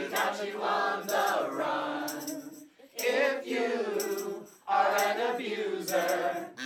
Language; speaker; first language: English; native; English